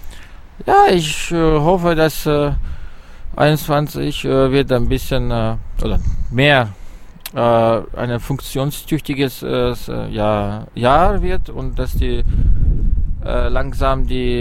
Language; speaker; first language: German; non-native, learner; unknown